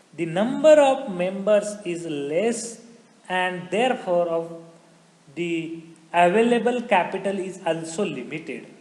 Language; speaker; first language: English; non-native, local second language; Marathi